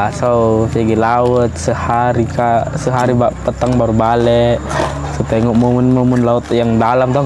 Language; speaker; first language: Malay; early bilingual, other home language; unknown